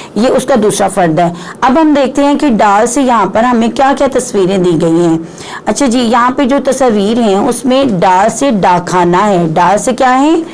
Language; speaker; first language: Urdu; non-native, local second language; Punjabi